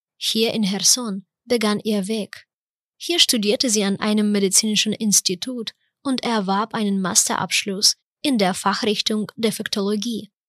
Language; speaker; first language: German; non-native, fluent; Ukrainian